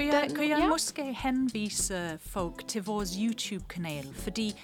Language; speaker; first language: Danish; non-native, fluent; English